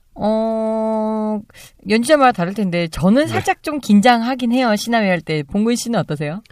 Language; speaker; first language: Korean; native; Korean